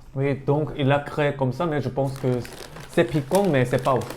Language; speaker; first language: French; non-native, learner; Korean